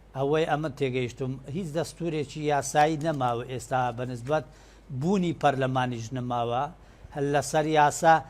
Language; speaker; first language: Central Kurdish; non-native, local second language; Turkish